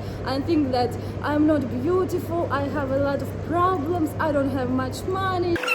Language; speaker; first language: English; non-native, learner; Russian